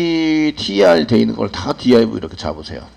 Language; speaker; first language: Korean; native; Korean